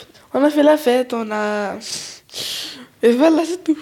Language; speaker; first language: French; early bilingual, other home language; Arabic